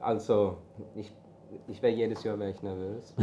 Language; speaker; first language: German; early bilingual, heritage; English